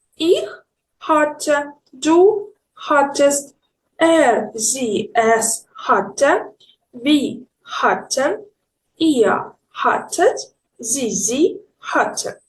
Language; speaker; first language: German; non-native, learner; Ukrainian